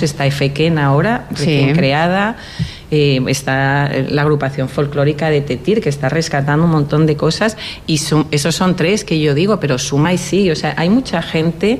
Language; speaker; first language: Spanish; native; Spanish